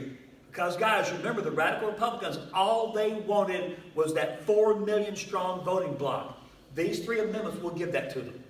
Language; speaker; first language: English; native; English